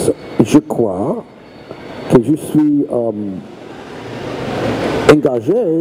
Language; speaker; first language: French; non-native, learner; English